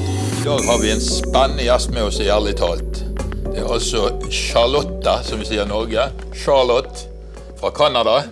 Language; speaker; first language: Norwegian; native; Norwegian